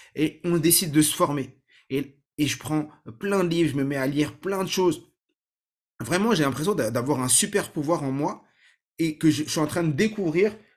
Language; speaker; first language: French; native; French